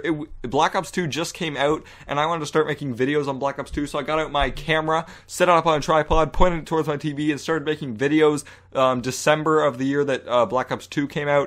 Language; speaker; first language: English; native; English